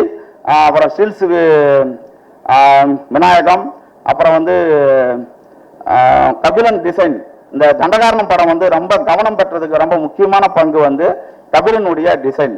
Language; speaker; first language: Tamil; native; Tamil